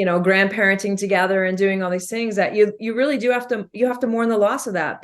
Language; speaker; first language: English; native; English